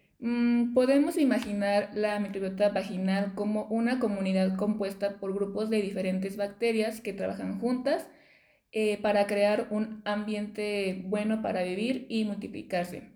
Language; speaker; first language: Spanish; native; Spanish